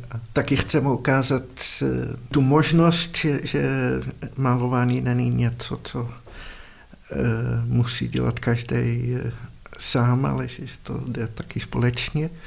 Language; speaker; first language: Czech; non-native, fluent; Dutch